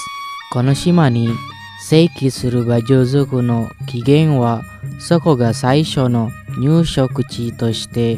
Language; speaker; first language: Japanese; non-native, fluent; Indonesian